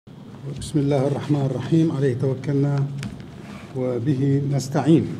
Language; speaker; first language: Arabic; native; Arabic